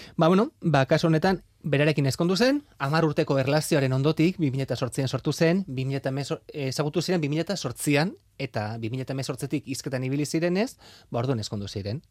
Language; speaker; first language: Basque; native; Basque